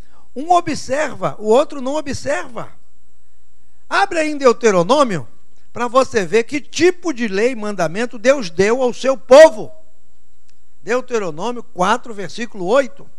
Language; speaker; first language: Portuguese; native; Portuguese